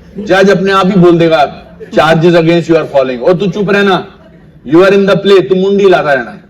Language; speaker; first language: Hindi; native; Hindi